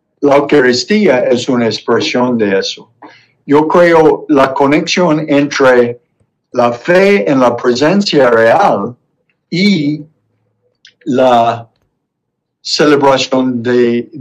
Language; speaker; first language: Spanish; non-native, fluent; English